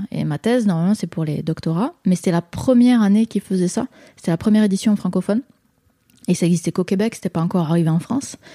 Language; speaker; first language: French; native; French